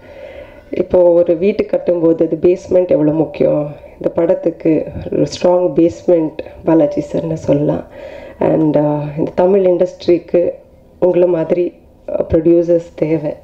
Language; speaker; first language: Tamil; non-native, learner; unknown